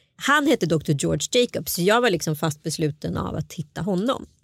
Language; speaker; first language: Swedish; early bilingual, other home language; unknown